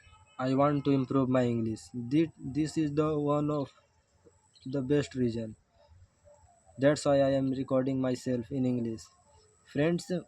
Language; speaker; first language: English; non-native, learner; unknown